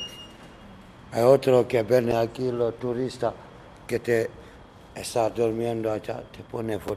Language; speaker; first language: Spanish; non-native, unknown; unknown